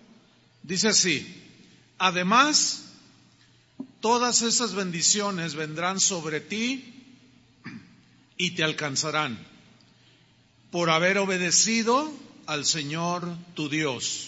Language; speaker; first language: Spanish; native; Spanish